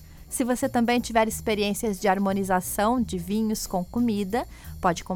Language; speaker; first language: Portuguese; native; Portuguese